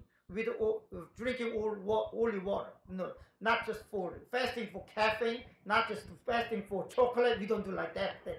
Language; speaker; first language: English; non-native, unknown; Korean